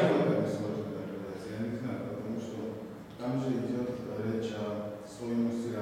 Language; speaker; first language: Russian; non-native, fluent; Georgian